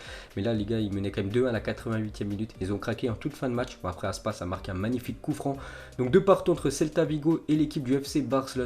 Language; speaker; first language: French; native; French